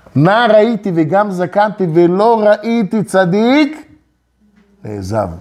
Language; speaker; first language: German; early bilingual, other home language; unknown